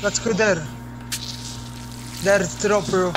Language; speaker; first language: English; non-native, learner; Indonesian